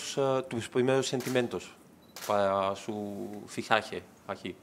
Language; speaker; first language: Spanish; non-native, learner; Greek